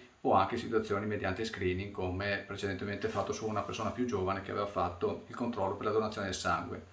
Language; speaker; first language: Italian; native; Italian